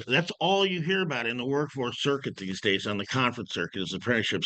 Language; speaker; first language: English; native; English